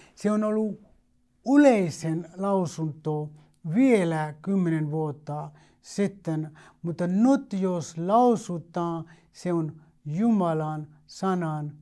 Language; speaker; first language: Finnish; non-native, fluent; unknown